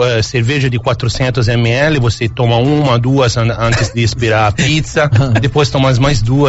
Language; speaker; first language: Portuguese; non-native, fluent; Italian